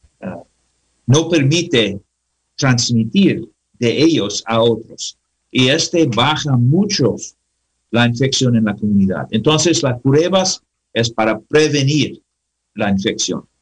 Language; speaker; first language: Spanish; non-native, learner; English